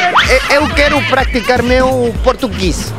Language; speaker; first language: Portuguese; non-native, learner; Spanish